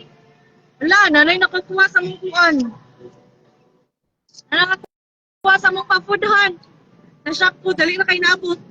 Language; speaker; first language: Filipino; non-native, local second language; Cebuano